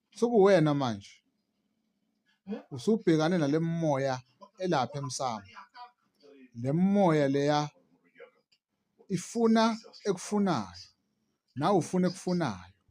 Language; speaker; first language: Zulu; native; Zulu